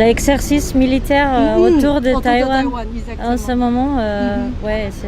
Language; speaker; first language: French; non-native, fluent; Macedonian